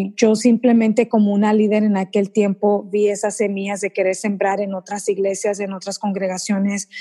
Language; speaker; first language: Spanish; early bilingual, heritage; Spanish